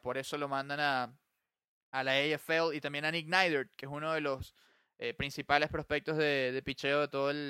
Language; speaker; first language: Spanish; native; Spanish